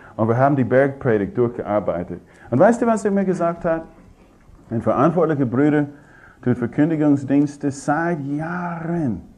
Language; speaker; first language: German; non-native, fluent; English